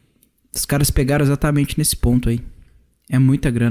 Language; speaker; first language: Portuguese; native; Portuguese